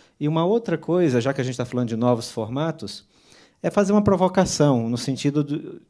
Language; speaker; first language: Portuguese; native; Portuguese